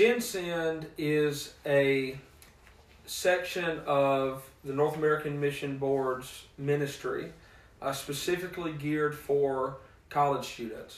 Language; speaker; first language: English; native; English